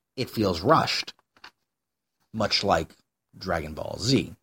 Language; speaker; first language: English; native; English